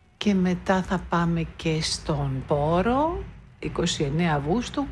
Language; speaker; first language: Greek; early bilingual, heritage; Greek